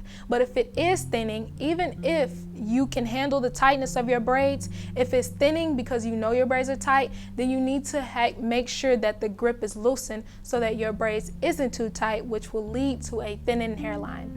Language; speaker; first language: English; native; English